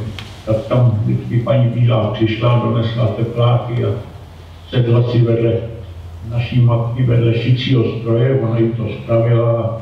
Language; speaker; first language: Czech; non-native, local second language; German